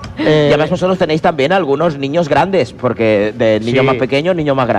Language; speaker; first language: Spanish; non-native, local second language; Catalan